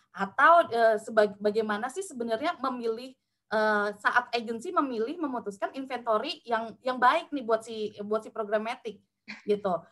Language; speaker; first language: Indonesian; native; Indonesian